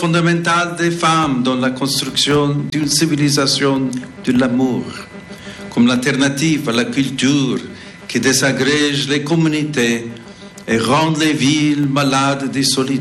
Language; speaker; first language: French; non-native, fluent; English